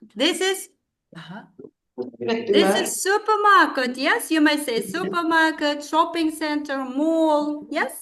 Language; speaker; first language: English; non-native, fluent; Kazakh